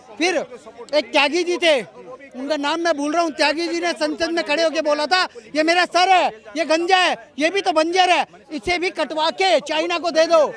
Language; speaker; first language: Hindi; native; Hindi